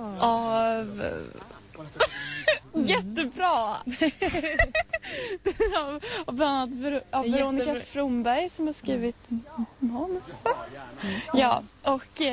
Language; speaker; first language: Swedish; native; Swedish